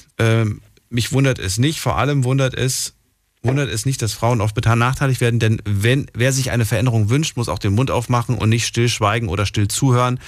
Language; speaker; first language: German; native; German